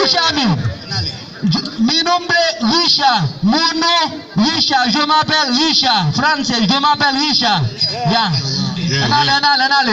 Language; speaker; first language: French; non-native, local second language; Haitian Creole